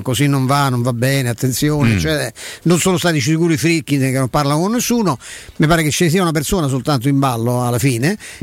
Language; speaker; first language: Italian; native; Italian